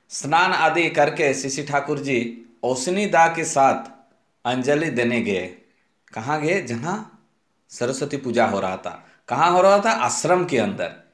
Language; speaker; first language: Hindi; non-native, local second language; Odia